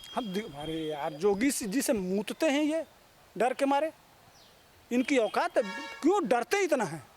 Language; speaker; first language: Hindi; native; Hindi